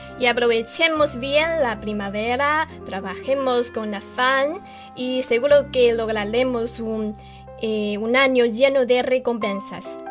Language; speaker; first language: Spanish; non-native, fluent; Chinese